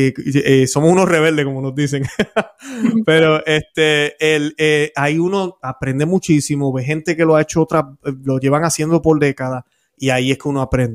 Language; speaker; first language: Spanish; native; Spanish